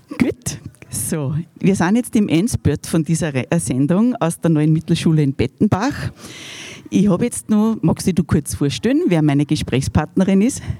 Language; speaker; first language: German; native; German